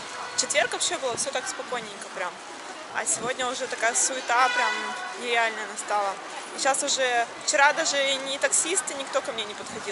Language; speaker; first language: Russian; native; Russian